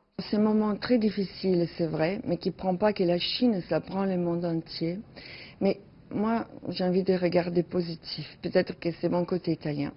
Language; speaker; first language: French; non-native, fluent; Italian